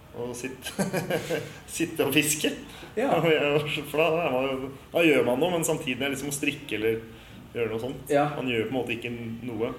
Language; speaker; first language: Norwegian; native; Norwegian